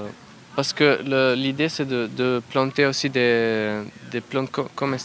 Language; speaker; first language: French; non-native, learner; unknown